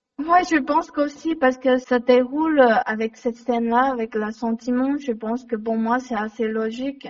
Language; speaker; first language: French; non-native, learner; Chinese